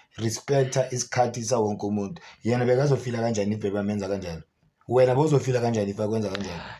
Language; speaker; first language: Zulu; native; Zulu